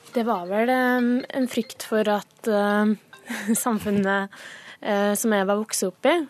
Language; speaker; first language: Norwegian; native; Norwegian